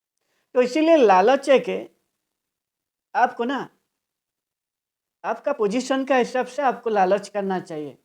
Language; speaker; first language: Hindi; non-native, local second language; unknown